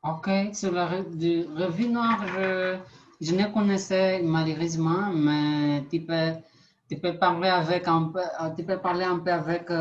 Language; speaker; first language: French; non-native, learner; Portuguese